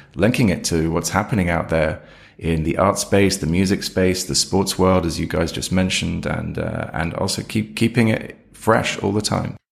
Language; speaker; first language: English; native; English